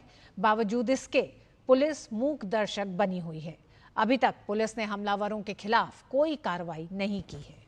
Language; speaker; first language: Hindi; native; Hindi